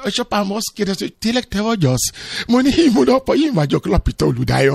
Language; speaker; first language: Hungarian; non-native, learner; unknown